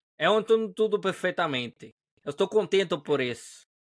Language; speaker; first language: Portuguese; non-native, learner; Spanish